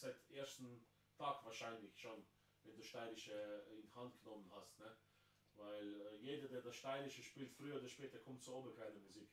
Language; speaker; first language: German; non-native, fluent; Slovenian